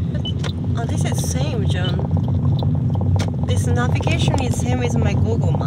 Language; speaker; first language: English; non-native, learner; Japanese